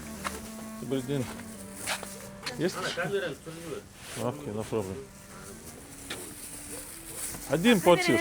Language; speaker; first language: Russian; non-native, learner; Lithuanian